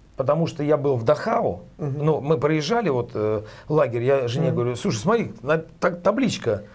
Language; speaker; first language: Russian; native; Russian